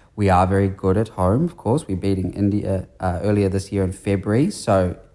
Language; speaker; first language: English; native; English